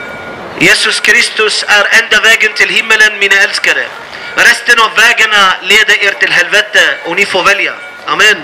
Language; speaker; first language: Swedish; non-native, fluent; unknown